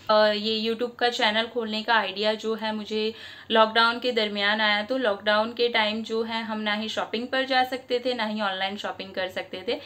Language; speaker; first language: Hindi; non-native, local second language; Bangla